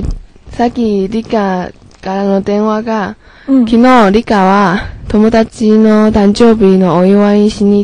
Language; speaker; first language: Japanese; non-native, learner; Chinese